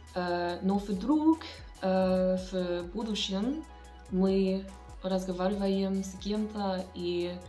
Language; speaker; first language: Russian; non-native, learner; English